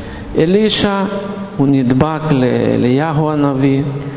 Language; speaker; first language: Hebrew; non-native, fluent; Russian